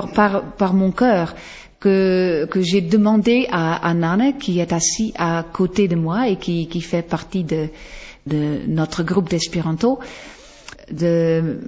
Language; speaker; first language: French; non-native, fluent; Western Frisian